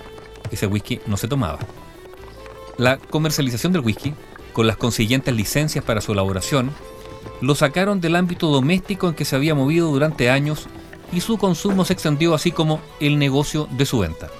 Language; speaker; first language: Spanish; native; Spanish